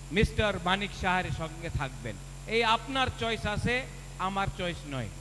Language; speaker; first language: Bangla; non-native, local second language; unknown